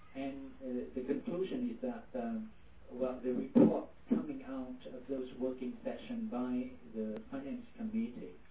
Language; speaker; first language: English; non-native, fluent; Vietnamese